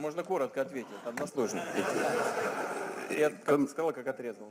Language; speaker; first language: Russian; native; Russian